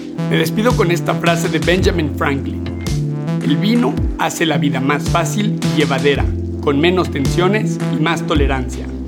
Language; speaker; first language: Spanish; native; Spanish